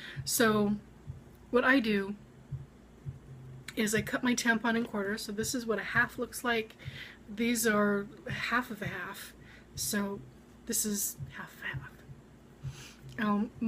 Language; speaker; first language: English; native; English